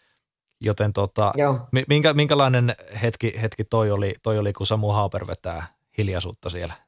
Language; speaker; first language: Finnish; native; Finnish